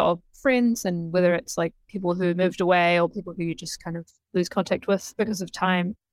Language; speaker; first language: English; native; English